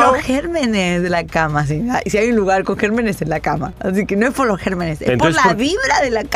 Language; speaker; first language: Spanish; native; Spanish